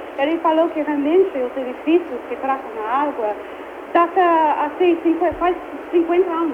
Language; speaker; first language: Portuguese; non-native, fluent; English